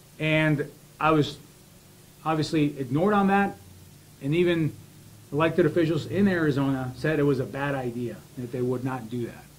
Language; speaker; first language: English; early bilingual, other home language; Spanish